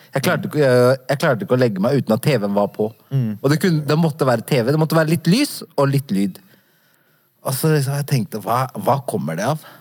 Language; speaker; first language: Norwegian; early bilingual, other home language; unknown